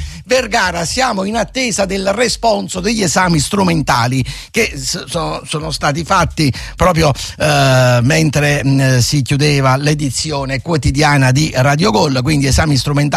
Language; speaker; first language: Italian; native; Italian